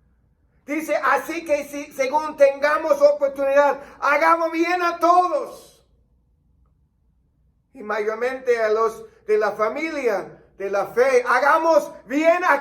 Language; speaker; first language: Spanish; non-native, fluent; English